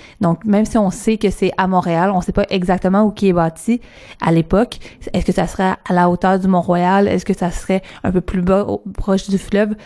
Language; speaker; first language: French; native; French